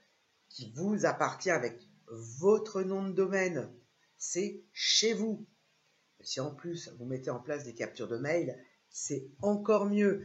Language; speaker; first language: French; native; French